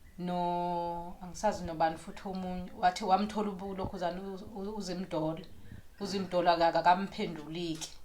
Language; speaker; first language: Zulu; native; Zulu